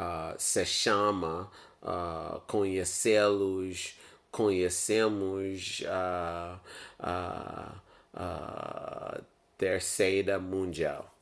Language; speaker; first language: Portuguese; non-native, learner; English